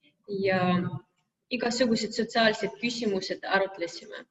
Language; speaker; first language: Estonian; non-native, local second language; Russian